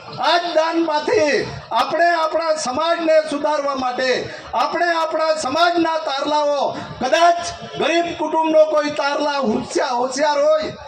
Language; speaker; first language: Gujarati; non-native, local second language; Kukna